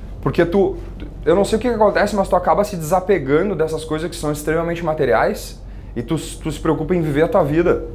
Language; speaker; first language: Portuguese; native; Portuguese